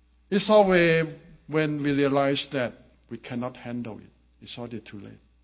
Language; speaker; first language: English; non-native, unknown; Thai